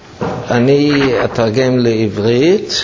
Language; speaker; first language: Hebrew; non-native, fluent; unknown